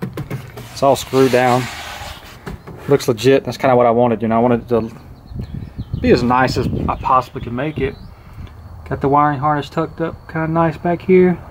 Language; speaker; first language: English; native; English